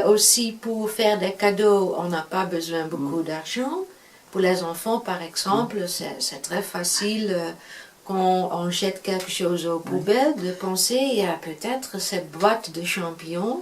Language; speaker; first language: French; non-native, fluent; Dutch